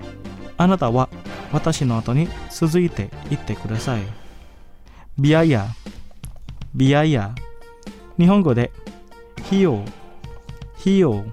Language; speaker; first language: Japanese; non-native, fluent; Indonesian